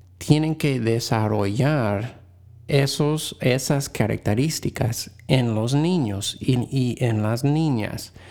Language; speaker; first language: Spanish; non-native, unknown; English